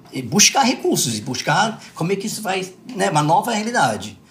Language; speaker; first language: Portuguese; early bilingual, other home language; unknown